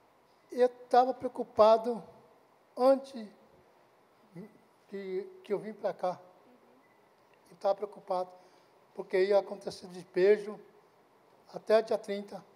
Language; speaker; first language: Portuguese; non-native, local second language; Guarani